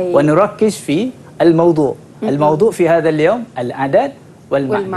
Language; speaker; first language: Arabic; non-native, fluent; Malay